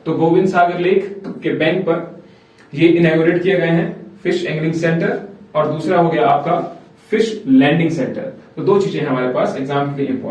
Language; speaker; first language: Hindi; native; Hindi